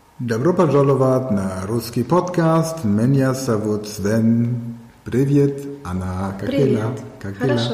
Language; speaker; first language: Russian; non-native, learner; German